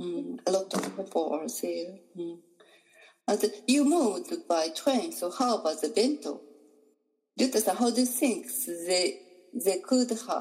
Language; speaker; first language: English; non-native, learner; Japanese